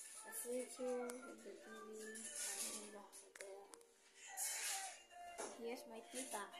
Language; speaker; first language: English; non-native, local second language; Filipino